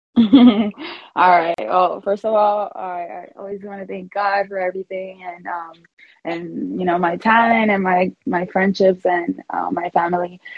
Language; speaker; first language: English; early bilingual, other home language; Spanish